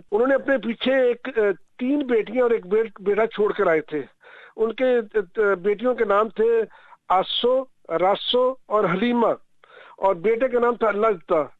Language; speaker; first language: Urdu; non-native, local second language; Punjabi